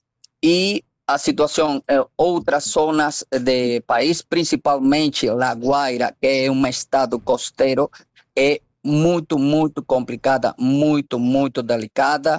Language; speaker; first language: Portuguese; non-native, fluent; Spanish